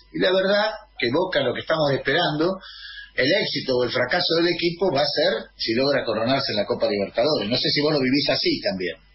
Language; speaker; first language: Spanish; native; Spanish